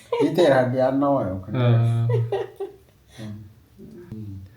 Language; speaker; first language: Korean; non-native, learner; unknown